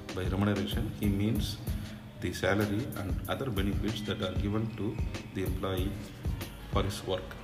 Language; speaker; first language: English; non-native, local second language; Tamil